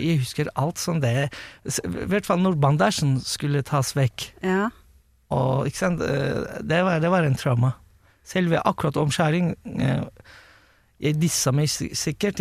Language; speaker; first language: Norwegian; non-native, fluent; Turkish